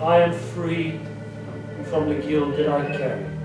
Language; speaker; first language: English; non-native, local second language; Afrikaans